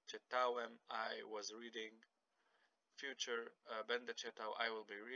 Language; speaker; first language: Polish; non-native, fluent; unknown